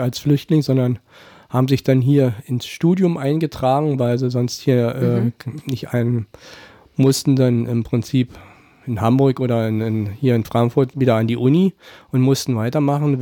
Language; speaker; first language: German; native; German